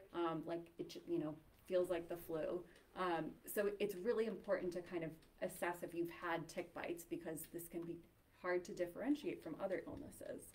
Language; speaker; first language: English; native; English